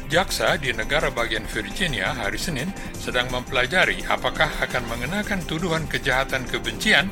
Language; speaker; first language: Indonesian; native; Indonesian